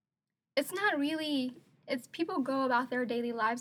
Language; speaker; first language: English; non-native, local second language; Somali